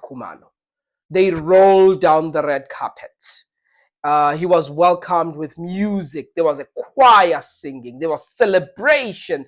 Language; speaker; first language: English; non-native, local second language; Zulu